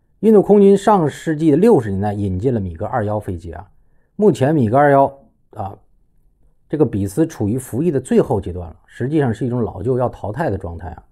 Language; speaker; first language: Chinese; native; Chinese